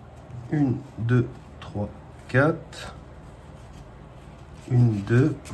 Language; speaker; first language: French; native; French